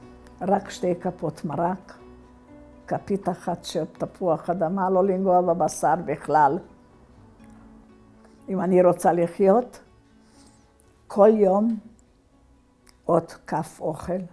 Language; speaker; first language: Hebrew; non-native, fluent; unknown